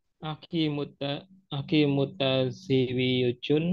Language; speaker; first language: Arabic; non-native, learner; Indonesian